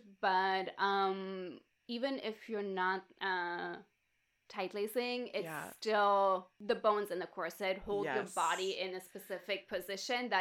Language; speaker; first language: English; non-native, fluent; Russian